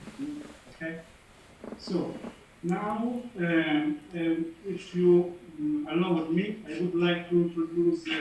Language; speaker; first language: English; non-native, learner; Italian